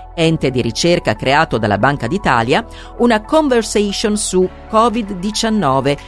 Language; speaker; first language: Italian; native; Italian